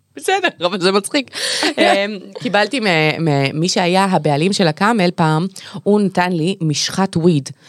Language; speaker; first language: Hebrew; native; Hebrew